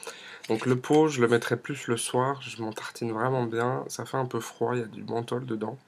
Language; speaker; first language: French; native; French